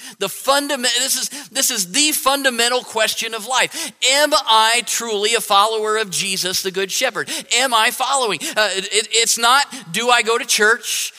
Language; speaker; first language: English; native; English